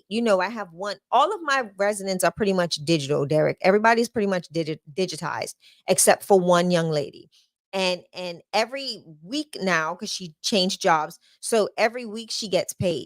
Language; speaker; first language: English; native; English